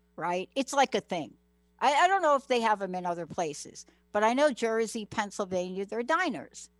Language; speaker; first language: English; native; English